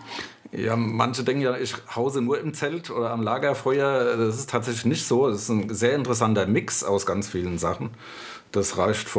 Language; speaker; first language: German; native; German